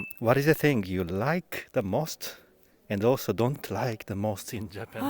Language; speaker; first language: English; non-native, learner; Japanese